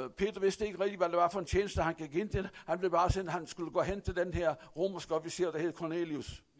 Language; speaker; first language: Danish; non-native, fluent; Rundi